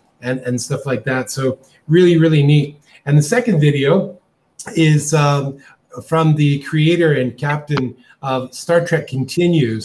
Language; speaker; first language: English; native; English